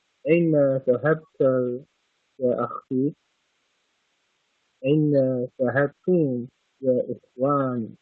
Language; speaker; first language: Arabic; non-native, learner; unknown